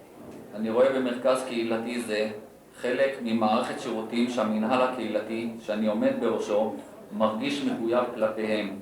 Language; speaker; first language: Hebrew; native; Hebrew